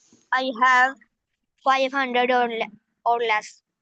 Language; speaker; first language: English; non-native, learner; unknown